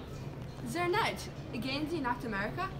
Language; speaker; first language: German; non-native, learner; English